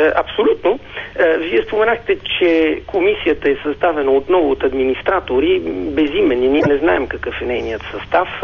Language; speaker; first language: Bulgarian; native; Bulgarian